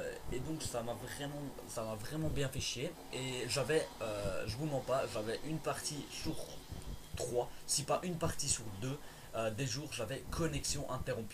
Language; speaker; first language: French; native; French